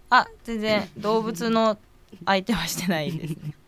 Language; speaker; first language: Japanese; native; Japanese